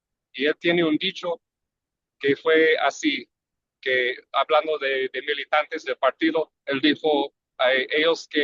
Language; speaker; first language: Spanish; early bilingual, heritage; English